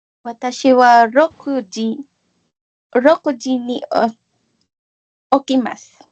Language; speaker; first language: Japanese; non-native, learner; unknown